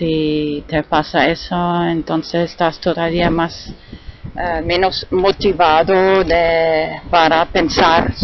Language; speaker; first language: Spanish; non-native, fluent; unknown